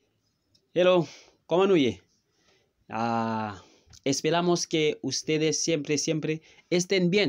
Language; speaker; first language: Spanish; non-native, learner; Haitian Creole